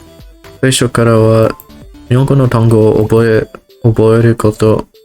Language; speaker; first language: Japanese; non-native, learner; English